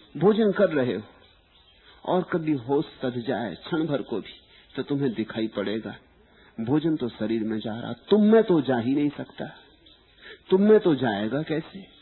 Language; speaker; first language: Hindi; native; Hindi